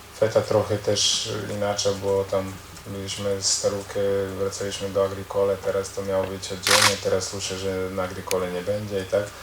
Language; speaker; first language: Polish; non-native, learner; Croatian